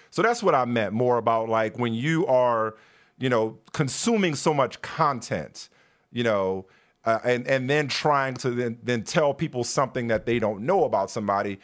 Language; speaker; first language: English; native; English